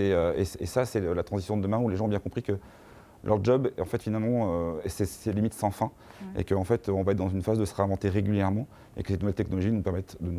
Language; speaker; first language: French; native; French